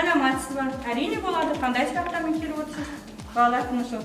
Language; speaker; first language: Kazakh; non-native, local second language; Russian